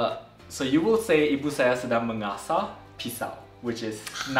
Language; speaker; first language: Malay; non-native, local second language; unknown